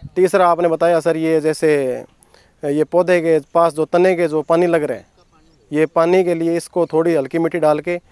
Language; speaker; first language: Hindi; native; Hindi